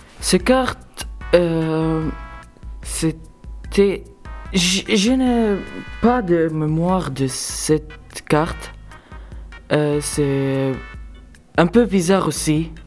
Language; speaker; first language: French; non-native, local second language; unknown